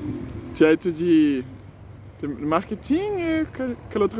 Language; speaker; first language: French; non-native, fluent; Portuguese